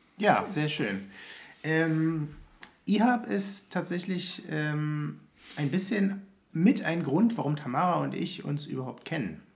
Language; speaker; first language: German; native; German